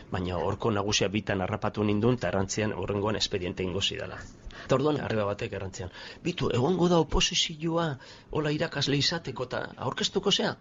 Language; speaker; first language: Basque; non-native, local second language; Spanish